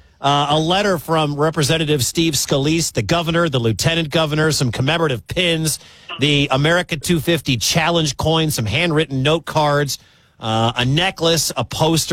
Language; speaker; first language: English; native; English